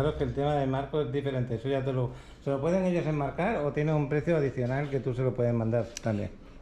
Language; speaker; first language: Spanish; native; Spanish